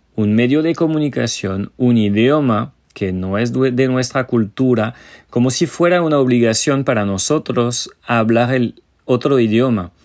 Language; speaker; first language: Spanish; non-native, fluent; French